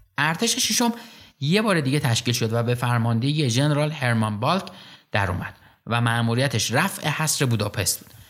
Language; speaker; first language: Persian; native; Persian